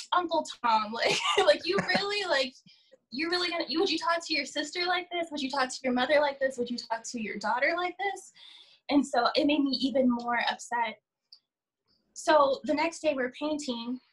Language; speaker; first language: English; native; English